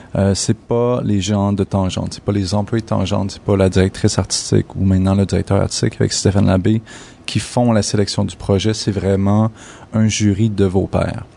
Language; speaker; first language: French; native; French